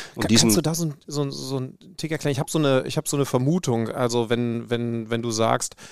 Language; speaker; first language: German; native; German